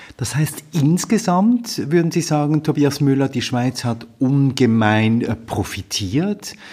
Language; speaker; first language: German; native; German